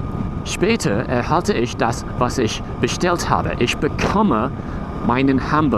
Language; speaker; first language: German; non-native, fluent; English